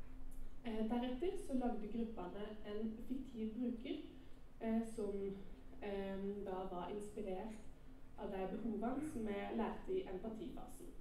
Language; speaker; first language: Norwegian; native; Norwegian